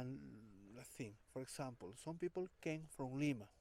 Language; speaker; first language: English; non-native, learner; Spanish